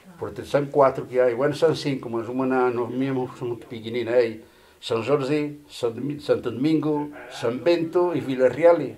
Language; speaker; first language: Portuguese; native; Portuguese